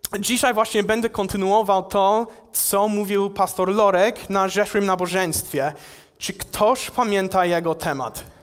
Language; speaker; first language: Polish; non-native, fluent; English